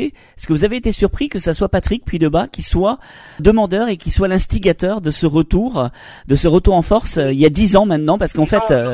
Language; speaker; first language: French; native; French